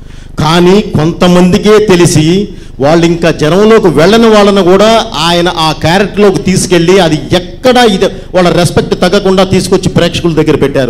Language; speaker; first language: Telugu; native; Telugu